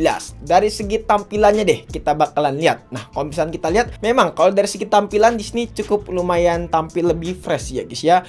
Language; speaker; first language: Indonesian; native; Indonesian